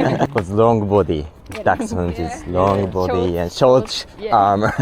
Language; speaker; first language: English; non-native, learner; Japanese